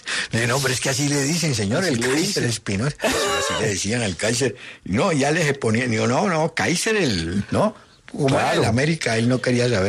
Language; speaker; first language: Spanish; native; Spanish